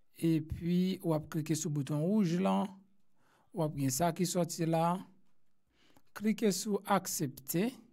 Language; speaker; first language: French; non-native, local second language; Haitian Creole